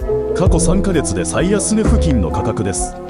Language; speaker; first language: Japanese; native; Japanese